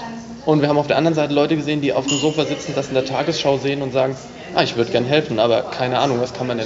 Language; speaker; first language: German; native; German